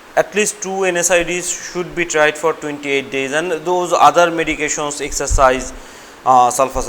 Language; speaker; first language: English; non-native, local second language; Bangla